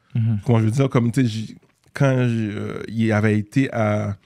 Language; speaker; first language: French; native; French